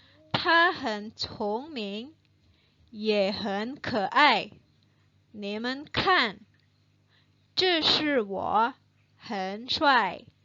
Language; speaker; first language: Chinese; non-native, fluent; Indonesian